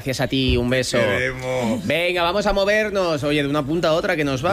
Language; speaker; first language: Spanish; native; Spanish